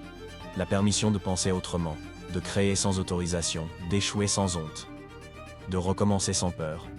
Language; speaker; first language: French; native; French